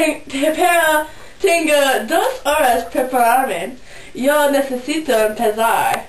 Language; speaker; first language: Spanish; non-native, learner; English